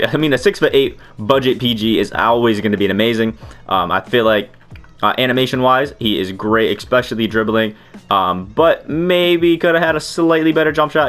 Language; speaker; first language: English; native; English